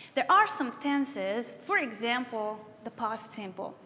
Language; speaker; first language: English; non-native, fluent; Hungarian